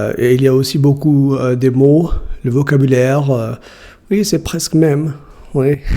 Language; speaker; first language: French; non-native, learner; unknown